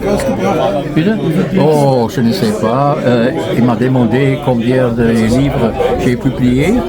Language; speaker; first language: French; non-native, fluent; German